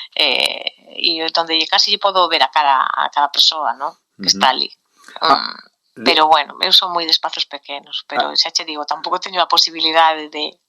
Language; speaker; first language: Galician; native; Galician